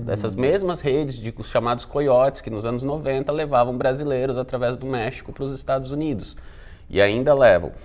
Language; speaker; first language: Portuguese; native; Portuguese